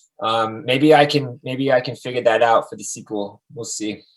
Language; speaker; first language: English; native; English